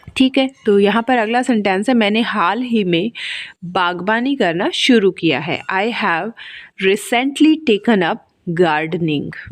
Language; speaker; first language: Hindi; native; Hindi